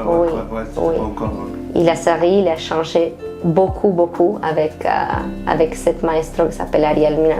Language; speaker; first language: French; non-native, fluent; Spanish